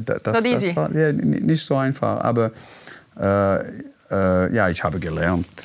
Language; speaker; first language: German; non-native, learner; English